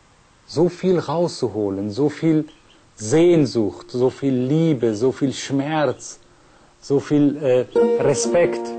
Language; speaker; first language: German; non-native, fluent; Persian